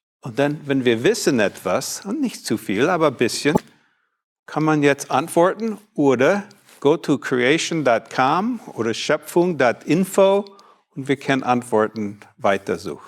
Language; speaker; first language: German; non-native, fluent; English